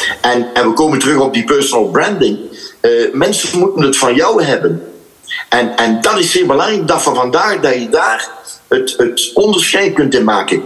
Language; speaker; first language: Dutch; native; Dutch